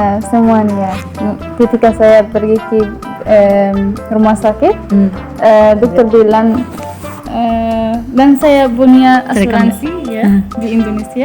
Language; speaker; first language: Indonesian; non-native, learner; Arabic